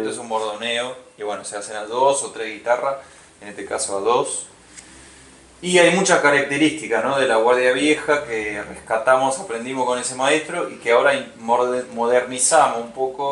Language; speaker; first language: Spanish; native; Spanish